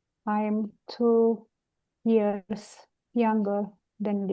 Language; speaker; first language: English; non-native, learner; Romanian